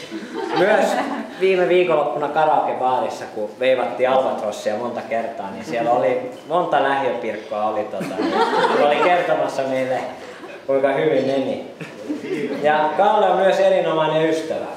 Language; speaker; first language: Finnish; native; Finnish